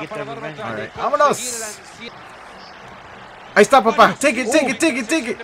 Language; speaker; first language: Spanish; early bilingual, heritage; Spanish